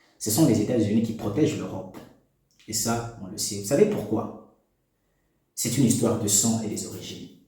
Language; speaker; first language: French; non-native, local second language; Lingala